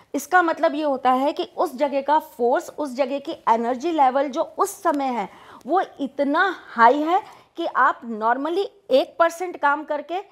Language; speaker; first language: Hindi; native; Hindi